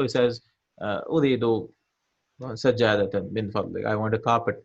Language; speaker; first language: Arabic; non-native, fluent; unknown